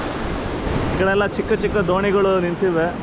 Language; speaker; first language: Kannada; native; Kannada